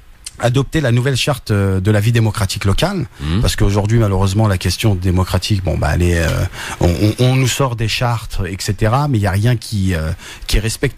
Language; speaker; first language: French; native; French